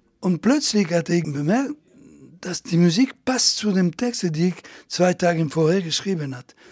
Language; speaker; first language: German; non-native, fluent; Italian